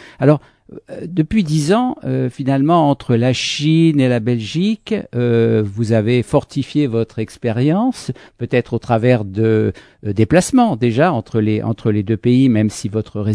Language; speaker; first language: French; native; French